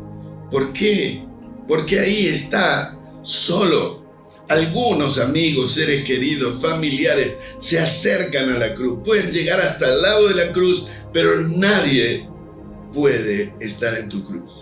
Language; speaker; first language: Spanish; native; Spanish